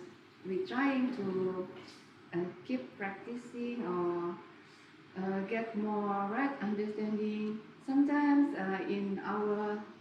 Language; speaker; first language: English; non-native, learner; Indonesian